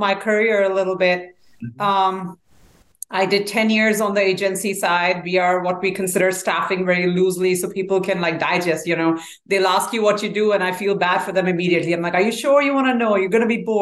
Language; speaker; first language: English; non-native, local second language; Hindi